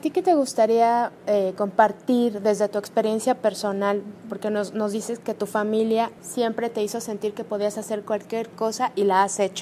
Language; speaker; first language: Spanish; native; Spanish